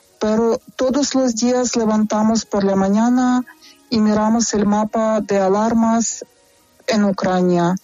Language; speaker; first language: Spanish; non-native, fluent; Ukrainian